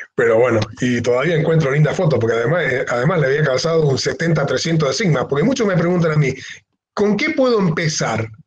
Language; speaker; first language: Spanish; native; Spanish